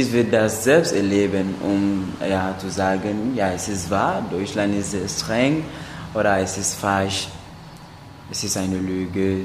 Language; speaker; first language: German; non-native, learner; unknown